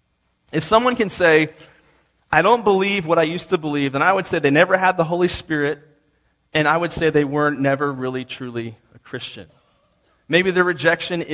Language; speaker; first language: English; native; English